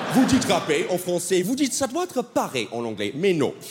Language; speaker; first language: French; non-native, fluent; English